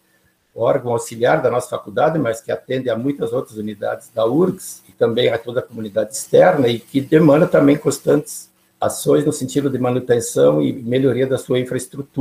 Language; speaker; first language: Portuguese; native; Portuguese